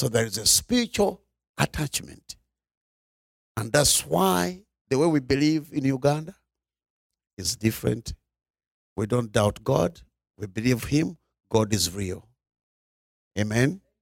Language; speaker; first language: English; non-native, local second language; Ganda